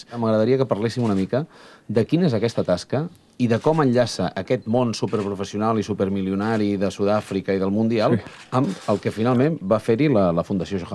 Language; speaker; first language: Catalan; native; Catalan